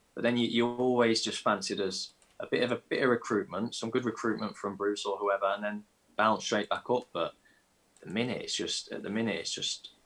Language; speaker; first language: English; native; English